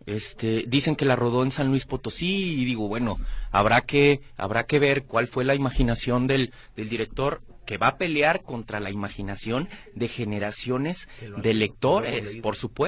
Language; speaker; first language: Spanish; native; Spanish